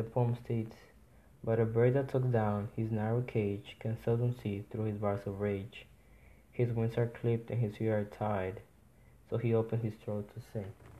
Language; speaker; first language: English; non-native, fluent; Spanish